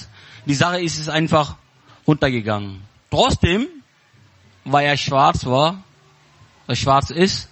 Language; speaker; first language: German; non-native, learner; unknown